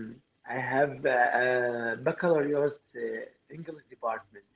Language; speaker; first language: English; non-native, learner; Arabic